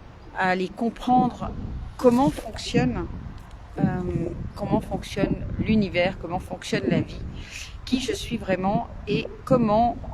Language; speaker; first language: French; native; French